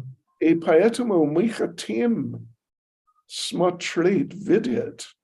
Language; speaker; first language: Russian; non-native, learner; English